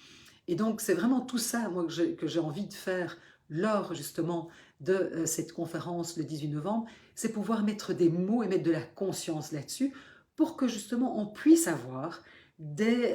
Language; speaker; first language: French; native; French